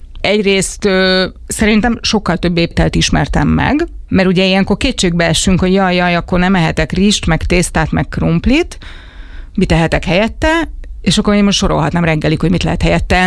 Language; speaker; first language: Hungarian; native; Hungarian